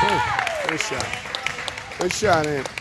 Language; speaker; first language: English; native; English